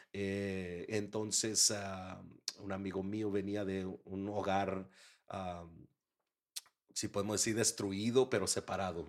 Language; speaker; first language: Spanish; early bilingual, heritage; Spanish